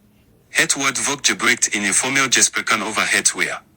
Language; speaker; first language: Dutch; non-native, learner; English